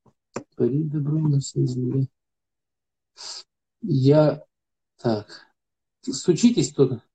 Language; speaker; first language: Russian; native; Russian